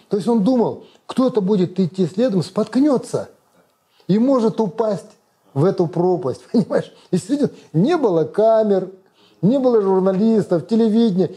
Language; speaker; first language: Russian; non-native, local second language; Kazakh